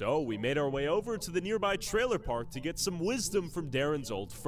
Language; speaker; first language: English; native; English